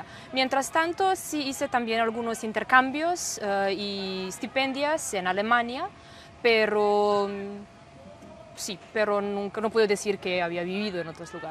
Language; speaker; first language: Spanish; non-native, fluent; Serbian